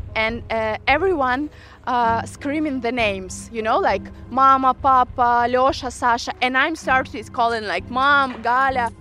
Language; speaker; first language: English; non-native, learner; Ukrainian